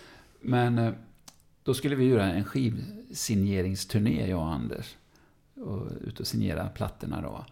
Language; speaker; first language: Swedish; native; Swedish